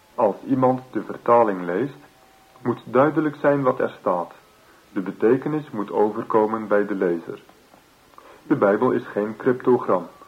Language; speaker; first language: Dutch; native; Dutch